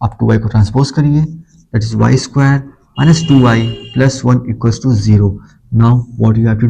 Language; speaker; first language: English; non-native, local second language; Hindi